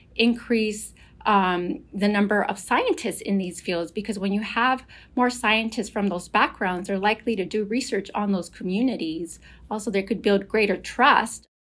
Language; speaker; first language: English; native; English